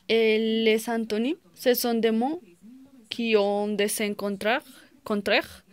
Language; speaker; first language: French; non-native, learner; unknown